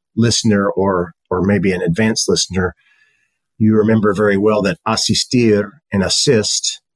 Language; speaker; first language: English; native; English